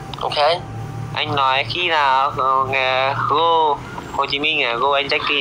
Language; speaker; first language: Vietnamese; native; Vietnamese